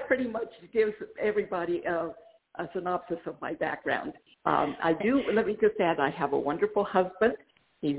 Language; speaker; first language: English; non-native, fluent; Spanish